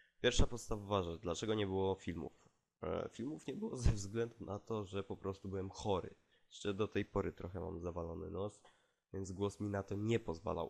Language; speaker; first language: Polish; native; Polish